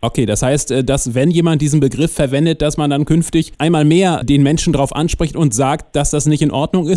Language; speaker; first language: German; native; German